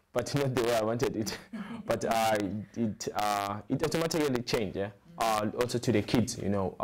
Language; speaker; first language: English; non-native, local second language; Zulu